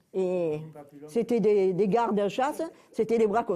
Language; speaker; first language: French; native; French